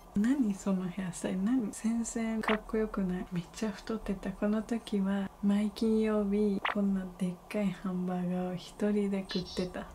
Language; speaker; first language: Japanese; non-native, fluent; Spanish